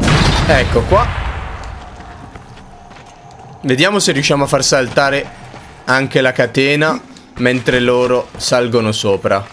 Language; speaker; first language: Italian; native; Italian